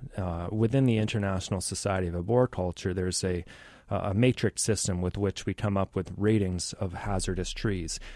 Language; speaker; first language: English; native; English